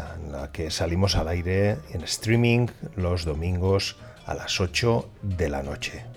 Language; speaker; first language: Spanish; non-native, local second language; Catalan